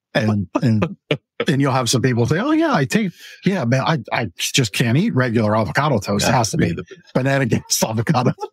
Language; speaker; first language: English; native; English